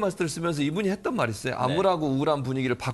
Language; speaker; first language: Korean; native; Korean